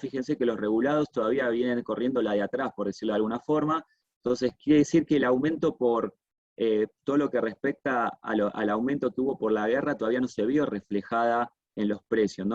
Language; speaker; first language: Spanish; native; Spanish